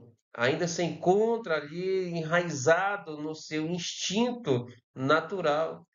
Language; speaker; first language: Portuguese; native; Portuguese